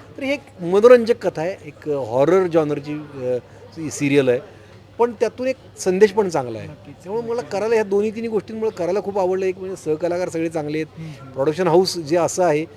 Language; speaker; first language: Marathi; native; Marathi